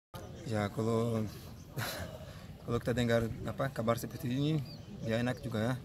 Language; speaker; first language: Indonesian; non-native, fluent; Portuguese